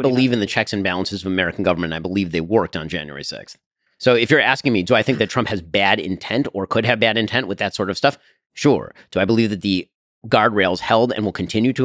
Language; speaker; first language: English; native; English